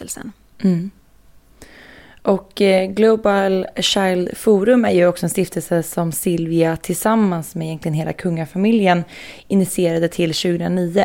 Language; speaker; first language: Swedish; native; Swedish